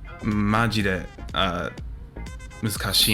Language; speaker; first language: Japanese; non-native, learner; English